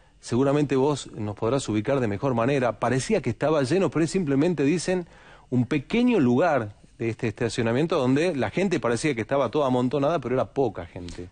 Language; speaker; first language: Spanish; native; Spanish